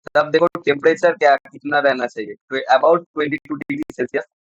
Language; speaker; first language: Hindi; non-native, local second language; Bangla